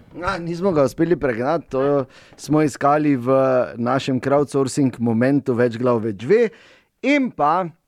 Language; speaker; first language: Slovenian; native; Slovenian